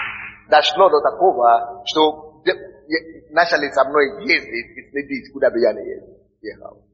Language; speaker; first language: Russian; non-native, fluent; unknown